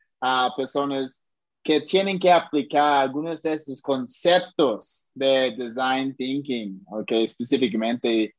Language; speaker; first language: Spanish; non-native, fluent; English